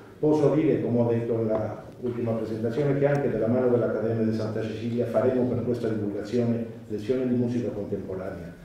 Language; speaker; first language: Italian; non-native, fluent; Spanish